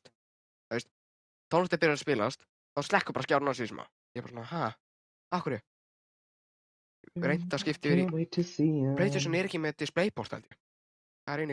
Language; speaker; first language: Icelandic; native; Icelandic